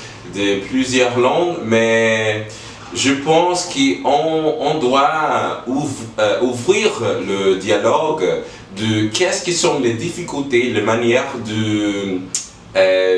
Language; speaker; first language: French; non-native, learner; English